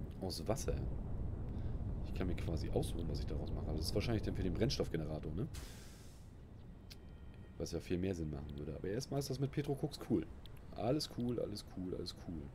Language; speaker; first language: German; native; German